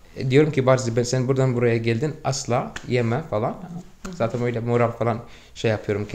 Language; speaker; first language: Turkish; non-native, fluent; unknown